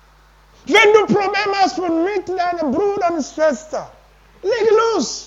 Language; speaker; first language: German; non-native, learner; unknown